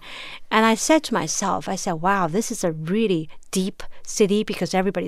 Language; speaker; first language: English; non-native, fluent; Chinese